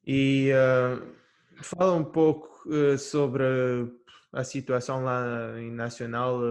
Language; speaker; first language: Portuguese; early bilingual, heritage; Portuguese